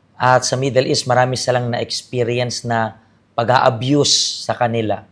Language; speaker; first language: Filipino; native; Filipino